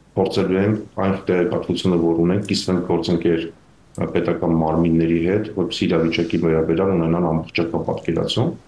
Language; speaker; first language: Armenian; native; Armenian